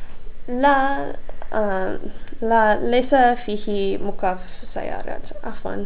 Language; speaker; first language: Arabic; non-native, learner; English